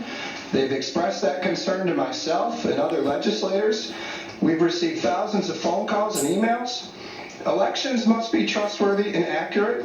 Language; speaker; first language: English; native; English